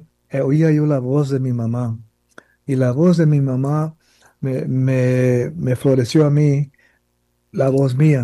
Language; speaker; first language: Spanish; early bilingual, heritage; Spanish